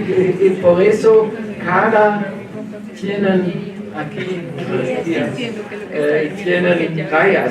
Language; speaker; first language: Spanish; non-native, learner; German